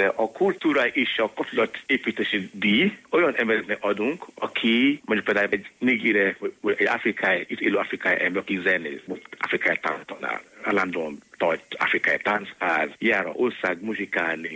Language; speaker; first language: Hungarian; non-native, learner; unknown